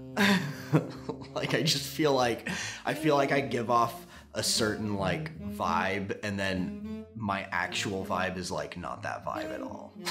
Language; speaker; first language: English; native; English